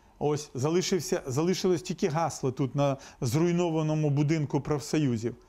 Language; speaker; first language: Ukrainian; non-native, local second language; Russian